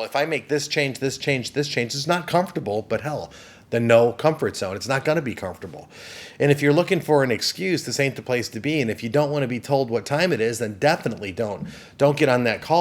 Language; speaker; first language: English; native; English